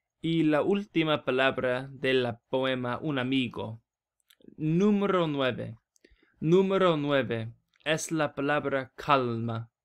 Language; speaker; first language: Spanish; non-native, learner; English